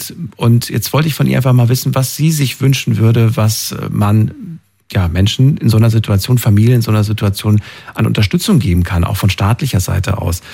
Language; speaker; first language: German; native; German